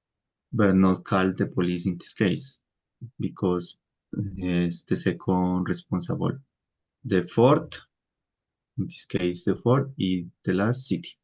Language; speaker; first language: English; non-native, learner; Spanish